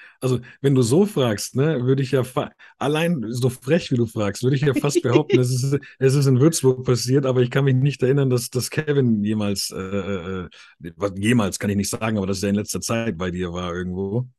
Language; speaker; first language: German; native; German